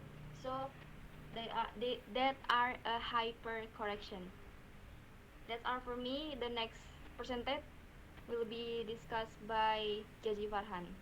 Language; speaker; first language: English; non-native, learner; Indonesian